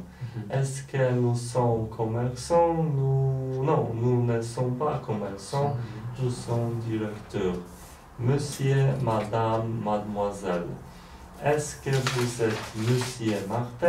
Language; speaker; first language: French; non-native, learner; Polish